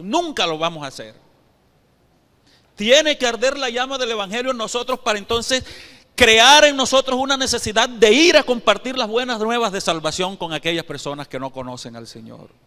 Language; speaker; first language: Spanish; native; Spanish